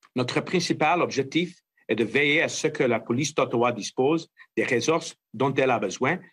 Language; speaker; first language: French; non-native, fluent; English